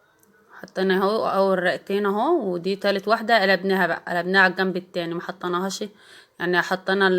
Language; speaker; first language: Arabic; native; Arabic